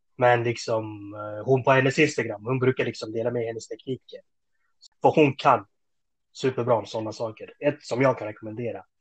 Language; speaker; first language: Swedish; early bilingual, other home language; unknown